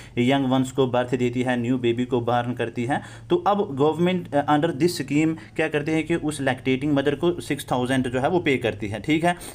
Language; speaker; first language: Hindi; non-native, local second language; Kashmiri